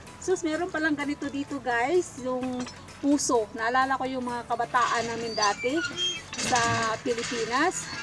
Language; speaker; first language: Filipino; non-native, local second language; Cebuano